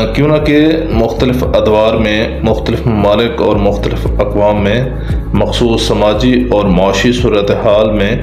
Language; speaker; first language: Urdu; native; Urdu